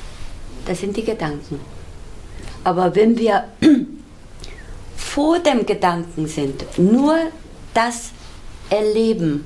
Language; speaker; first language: German; non-native, fluent; Korean